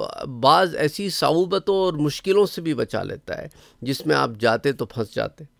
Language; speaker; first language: Urdu; native; Urdu